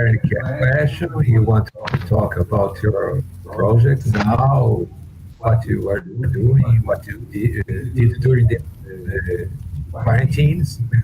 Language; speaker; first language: English; non-native, fluent; Portuguese